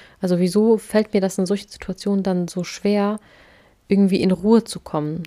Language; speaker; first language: German; early bilingual, other home language; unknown